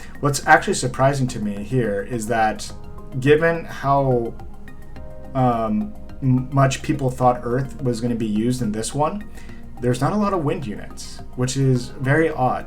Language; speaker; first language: English; native; English